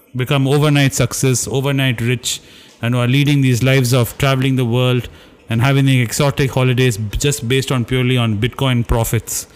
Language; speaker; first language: English; non-native, local second language; Tamil